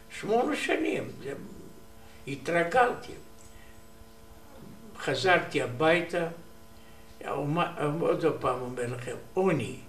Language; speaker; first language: Hebrew; non-native, learner; Romanian